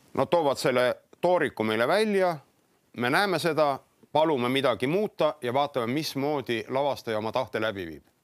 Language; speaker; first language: Estonian; native; Estonian